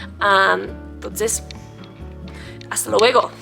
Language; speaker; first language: Spanish; non-native, learner; English